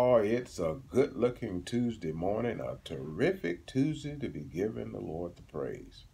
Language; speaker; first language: English; native; English